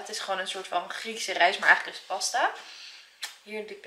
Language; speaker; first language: Dutch; native; Dutch